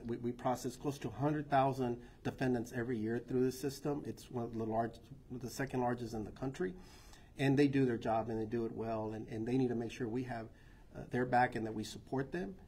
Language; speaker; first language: English; early bilingual, other home language; Spanish